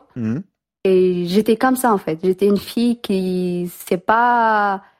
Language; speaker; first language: French; non-native, learner; Tigrinya